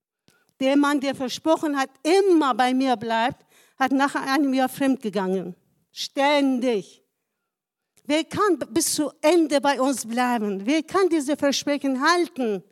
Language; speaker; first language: German; non-native, fluent; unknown